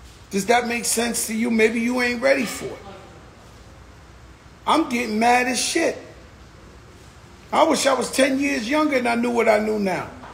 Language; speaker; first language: English; native; English